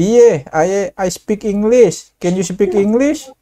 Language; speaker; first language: English; non-native, learner; Indonesian